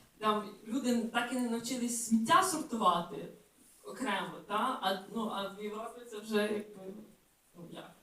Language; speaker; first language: Ukrainian; native; Ukrainian